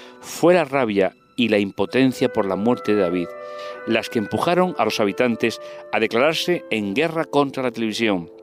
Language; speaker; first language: Spanish; native; Spanish